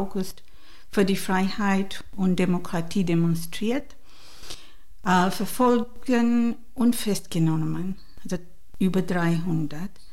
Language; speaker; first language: German; non-native, learner; Divehi